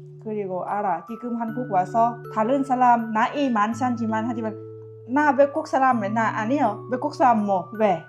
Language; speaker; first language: Korean; non-native, learner; Lao